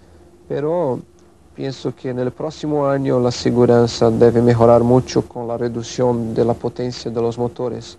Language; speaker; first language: Spanish; non-native, fluent; Portuguese